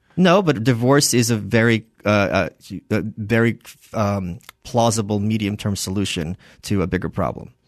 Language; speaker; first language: English; early bilingual, other home language; Russian